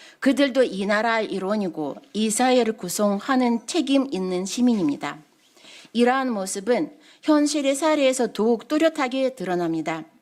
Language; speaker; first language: Korean; non-native, fluent; Russian